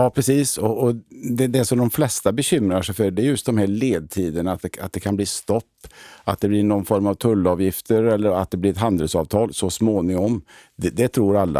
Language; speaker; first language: Swedish; native; Swedish